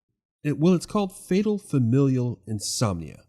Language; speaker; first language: English; native; English